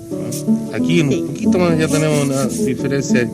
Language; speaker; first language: Spanish; native; Spanish